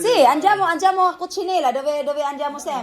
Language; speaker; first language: Italian; non-native, learner; Filipino